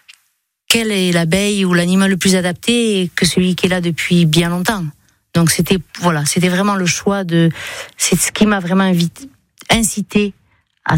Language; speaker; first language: French; native; French